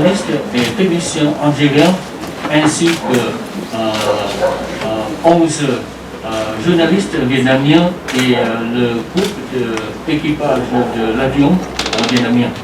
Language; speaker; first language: French; non-native, learner; Vietnamese